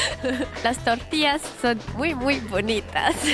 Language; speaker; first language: Spanish; non-native, learner; French